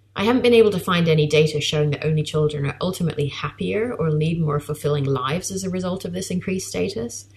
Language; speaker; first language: English; native; English